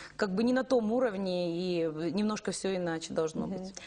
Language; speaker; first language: Russian; native; Russian